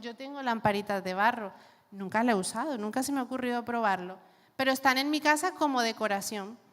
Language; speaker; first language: Spanish; native; Spanish